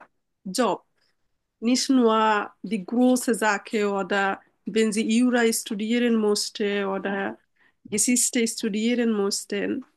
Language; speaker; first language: German; non-native, learner; Bangla